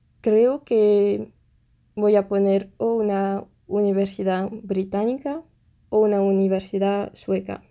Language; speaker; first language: Spanish; non-native, fluent; French